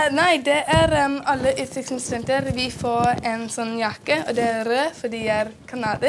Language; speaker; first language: Norwegian; non-native, fluent; English